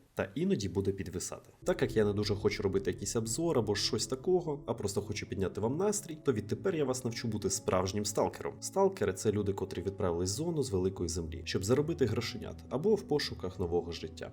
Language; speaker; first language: Ukrainian; non-native, local second language; Russian